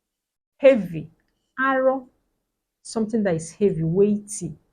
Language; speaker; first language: English; non-native, local second language; Igbo